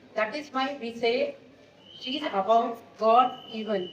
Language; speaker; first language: English; non-native, local second language; Kannada